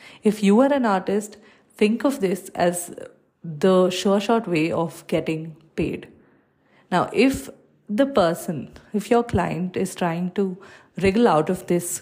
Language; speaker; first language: English; non-native, local second language; Malayalam